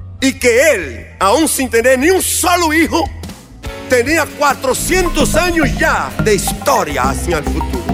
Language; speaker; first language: Spanish; non-native, fluent; Portuguese